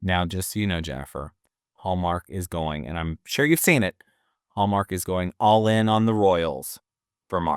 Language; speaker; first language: English; native; English